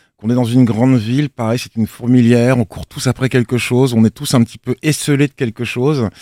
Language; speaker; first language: French; native; French